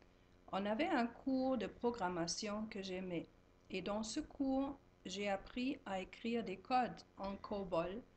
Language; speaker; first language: French; non-native, fluent; German